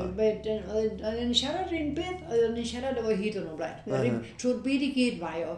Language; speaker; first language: Welsh; early bilingual, heritage; Welsh